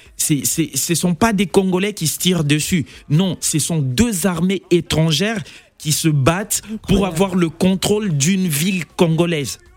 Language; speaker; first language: French; non-native, local second language; Lingala